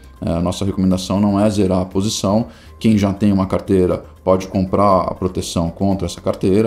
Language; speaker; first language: Portuguese; native; Portuguese